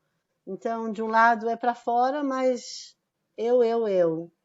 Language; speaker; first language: Portuguese; non-native, fluent; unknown